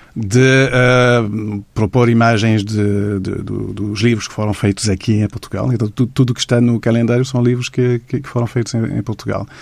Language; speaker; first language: Portuguese; non-native, fluent; English